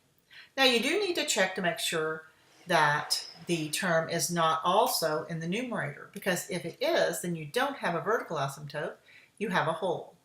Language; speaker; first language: English; native; English